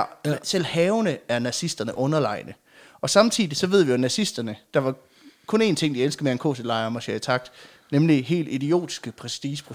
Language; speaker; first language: Danish; native; Danish